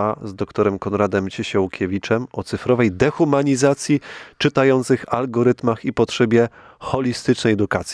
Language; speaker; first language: Polish; native; Polish